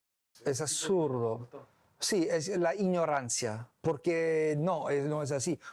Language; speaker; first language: Spanish; non-native, learner; English